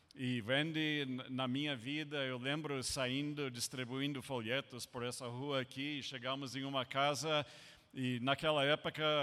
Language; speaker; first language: Portuguese; non-native, fluent; English